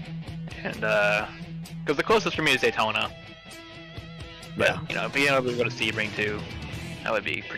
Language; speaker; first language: English; native; English